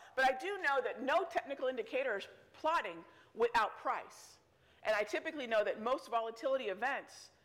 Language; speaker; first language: English; native; English